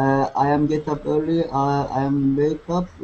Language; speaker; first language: English; non-native, learner; Turkish